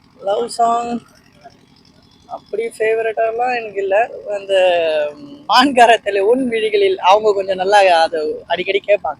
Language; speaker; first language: Tamil; native; Tamil